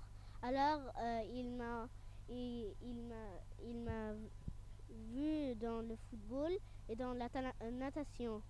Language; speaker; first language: French; non-native, fluent; Arabic